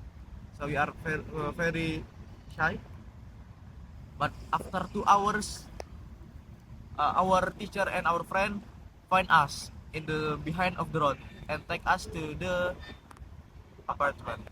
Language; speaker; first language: English; non-native, learner; Indonesian